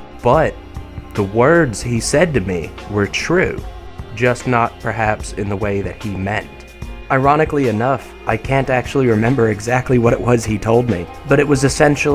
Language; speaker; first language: English; native; English